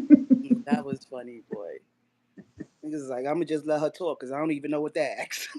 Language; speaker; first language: English; native; English